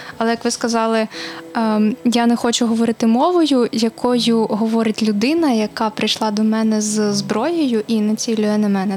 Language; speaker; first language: Ukrainian; native; Ukrainian